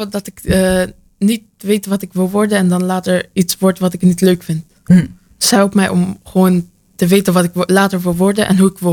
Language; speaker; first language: Dutch; early bilingual, other home language; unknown